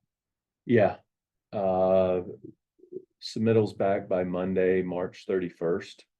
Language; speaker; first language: English; native; English